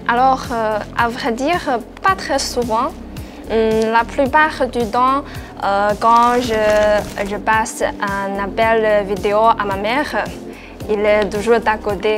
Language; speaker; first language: French; non-native, fluent; Chinese